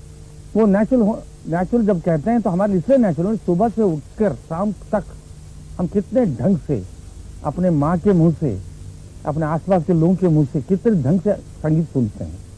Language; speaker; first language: Hindi; non-native, local second language; Kannada